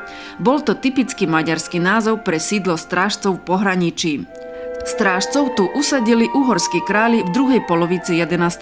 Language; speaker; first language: Slovak; native; Slovak